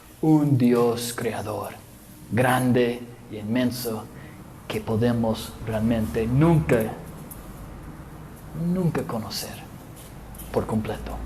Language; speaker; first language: Spanish; non-native, fluent; English